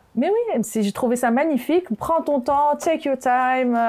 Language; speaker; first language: French; non-native, local second language; Arabic